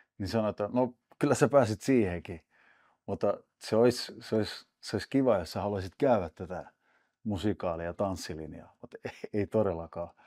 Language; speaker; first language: Finnish; early bilingual, heritage; Finnish